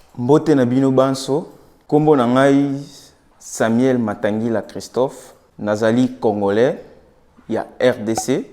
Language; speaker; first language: Lingala; non-native, local second language; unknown